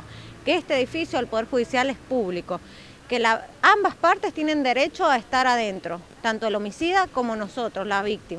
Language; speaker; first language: Spanish; native; Spanish